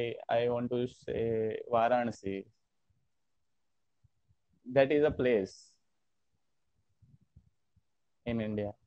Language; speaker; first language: English; non-native, learner; Hindi